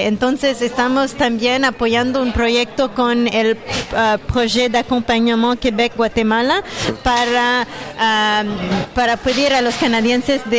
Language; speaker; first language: Spanish; non-native, fluent; French